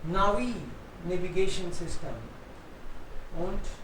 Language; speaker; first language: German; non-native, fluent; Hindi